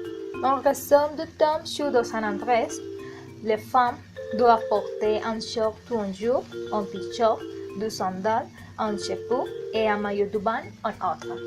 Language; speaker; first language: French; non-native, learner; Spanish